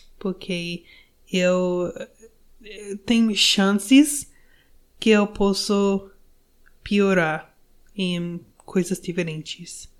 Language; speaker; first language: Portuguese; non-native, learner; English